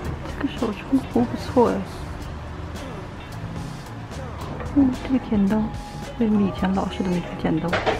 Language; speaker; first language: Chinese; native; Chinese